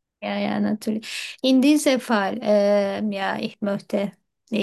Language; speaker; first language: German; non-native, learner; Turkish